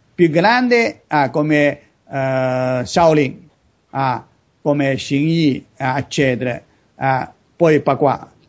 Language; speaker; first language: Italian; non-native, learner; Chinese